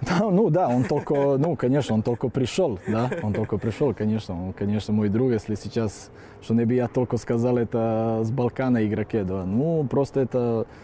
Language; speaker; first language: Russian; non-native, learner; Serbian